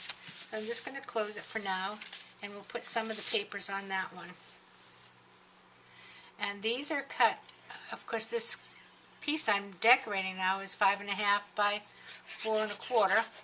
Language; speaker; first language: English; native; English